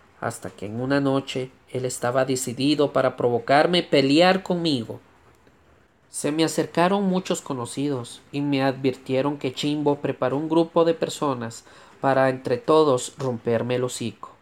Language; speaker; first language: Spanish; native; Spanish